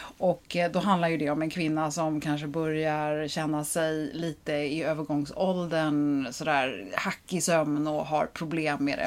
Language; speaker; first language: Swedish; native; Swedish